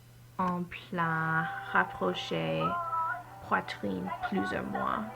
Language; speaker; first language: French; non-native, learner; English